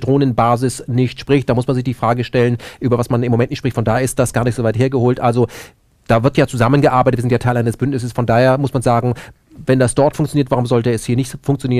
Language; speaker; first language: German; native; German